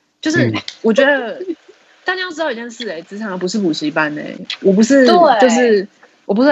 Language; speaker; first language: Chinese; native; Chinese